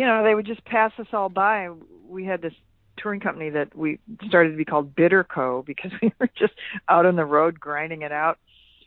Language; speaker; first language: English; native; English